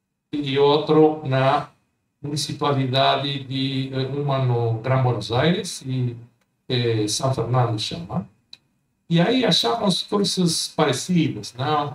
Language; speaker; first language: Portuguese; non-native, fluent; Spanish